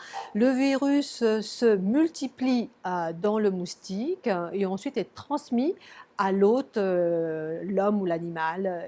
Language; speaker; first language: French; native; French